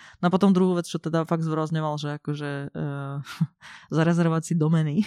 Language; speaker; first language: Slovak; non-native, local second language; Hungarian